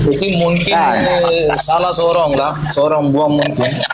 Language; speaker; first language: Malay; non-native, learner; Rohingya